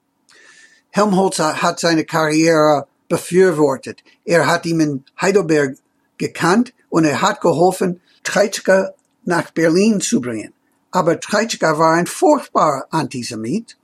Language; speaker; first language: German; non-native, fluent; English